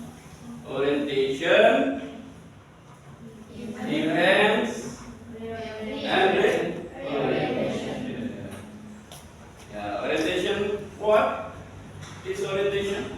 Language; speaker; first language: English; non-native, learner; Indonesian